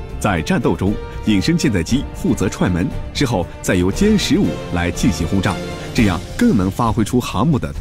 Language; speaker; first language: Chinese; native; Chinese